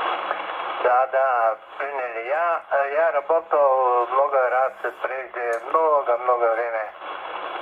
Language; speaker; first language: Russian; non-native, learner; Bulgarian